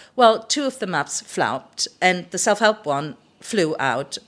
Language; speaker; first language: English; early bilingual, other home language; German